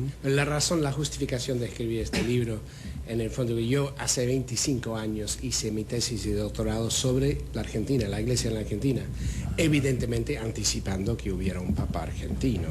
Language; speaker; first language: Spanish; non-native, fluent; English